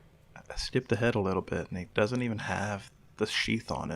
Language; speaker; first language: English; native; English